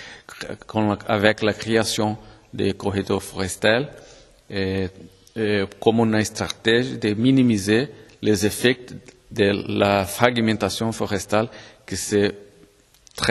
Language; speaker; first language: French; non-native, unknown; Portuguese